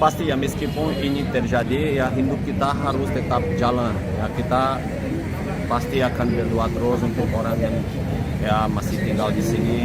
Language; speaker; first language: Indonesian; non-native, fluent; Portuguese